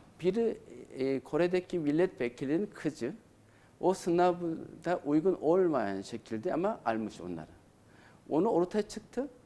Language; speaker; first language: Turkish; non-native, learner; Korean